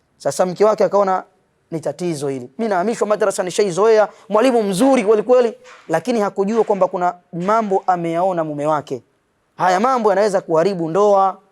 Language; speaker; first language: Swahili; native; Swahili